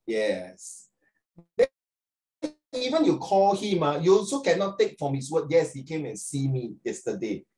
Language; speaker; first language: English; non-native, local second language; Chinese